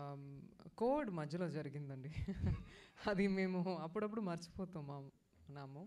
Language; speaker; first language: Telugu; non-native, fluent; Tamil